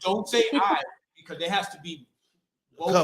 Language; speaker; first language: English; native; English